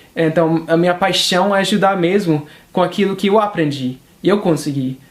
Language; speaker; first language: Portuguese; non-native, fluent; English